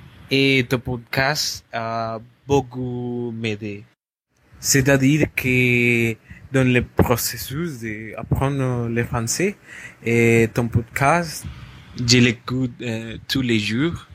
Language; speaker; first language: French; non-native, learner; Spanish